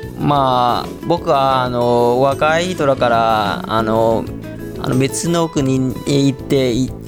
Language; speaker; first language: Japanese; non-native, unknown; Vietnamese